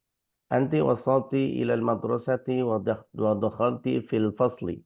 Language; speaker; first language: Arabic; non-native, learner; Indonesian